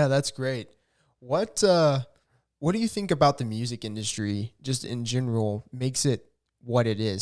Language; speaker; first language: English; native; English